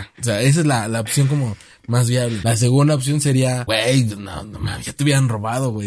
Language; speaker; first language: Spanish; native; Spanish